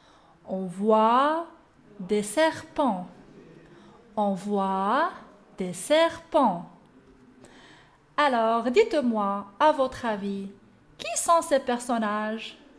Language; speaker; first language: French; non-native, local second language; Arabic